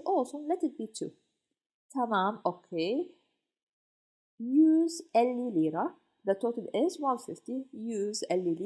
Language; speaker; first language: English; non-native, fluent; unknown